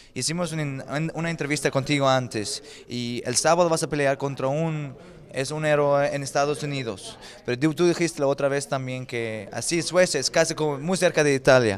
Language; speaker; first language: Spanish; non-native, fluent; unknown